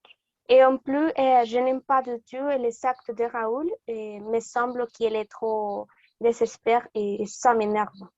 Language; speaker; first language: French; non-native, learner; Spanish